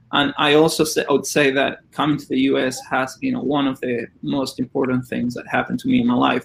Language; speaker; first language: English; non-native, fluent; Spanish